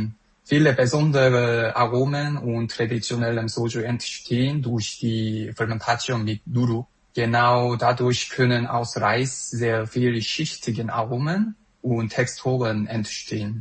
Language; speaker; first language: German; non-native, fluent; Korean